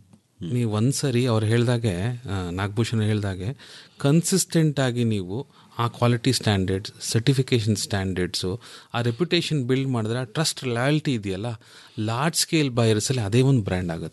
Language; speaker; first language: Kannada; native; Kannada